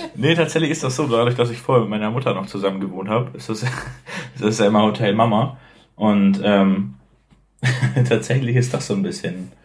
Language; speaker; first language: German; native; German